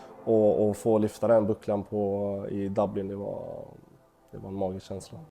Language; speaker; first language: Swedish; native; Swedish